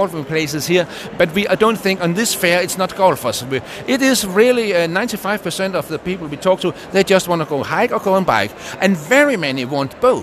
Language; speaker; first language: English; non-native, fluent; Danish